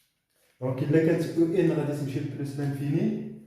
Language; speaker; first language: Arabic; native; Arabic